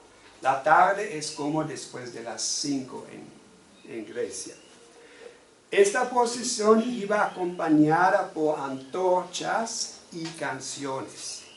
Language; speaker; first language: Spanish; non-native, fluent; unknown